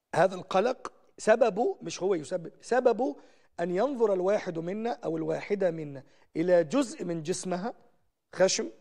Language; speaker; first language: Arabic; native; Arabic